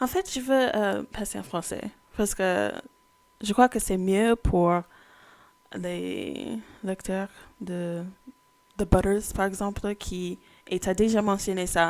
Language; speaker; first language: French; non-native, fluent; English